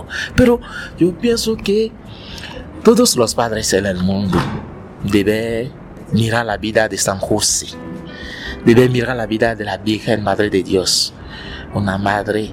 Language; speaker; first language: Spanish; non-native, learner; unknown